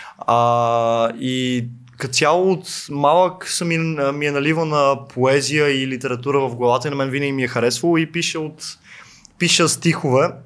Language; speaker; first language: Bulgarian; native; Bulgarian